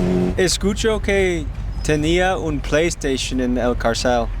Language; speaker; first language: Spanish; non-native, learner; English